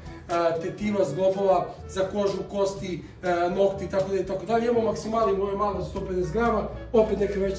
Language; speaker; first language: Croatian; native; Croatian